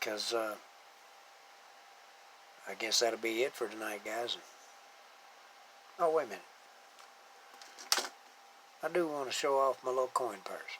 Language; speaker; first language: English; native; English